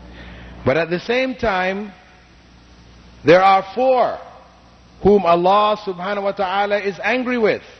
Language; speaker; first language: English; non-native, fluent; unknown